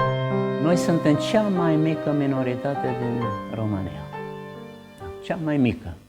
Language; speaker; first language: Romanian; non-native, local second language; Czech